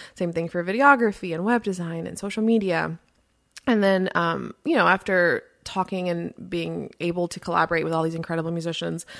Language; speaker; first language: English; early bilingual, other home language; Spanish